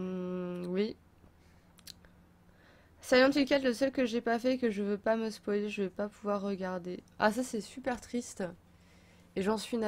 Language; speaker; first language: French; native; French